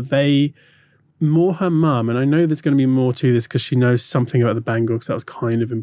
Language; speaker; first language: English; native; English